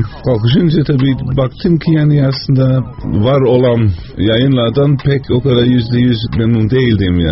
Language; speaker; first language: Turkish; non-native, fluent; Dutch